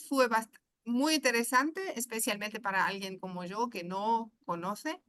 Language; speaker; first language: Spanish; non-native, fluent; German